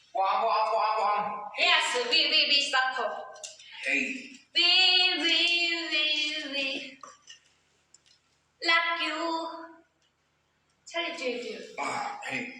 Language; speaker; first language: English; non-native, learner; Thai